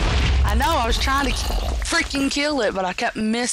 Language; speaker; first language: English; native; English